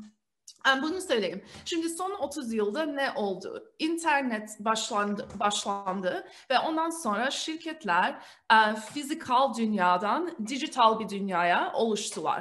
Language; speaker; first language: Turkish; early bilingual, heritage; Turkish